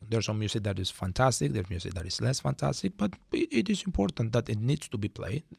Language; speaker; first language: English; non-native, fluent; Spanish